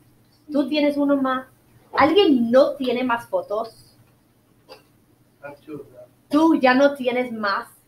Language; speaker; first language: Spanish; non-native, fluent; English